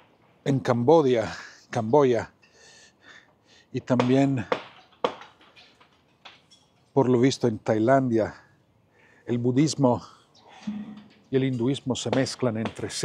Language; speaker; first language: Spanish; non-native, fluent; Italian